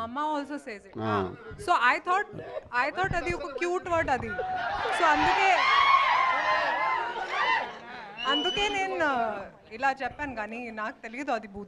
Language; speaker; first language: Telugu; non-native, fluent; Hindi